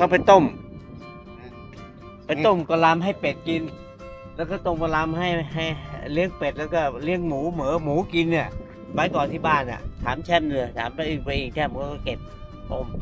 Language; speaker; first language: Thai; native; Thai